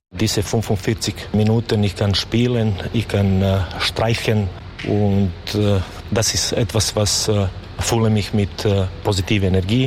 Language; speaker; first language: German; non-native, learner; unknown